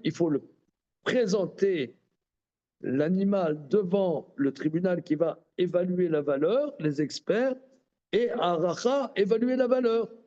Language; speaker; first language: French; native; French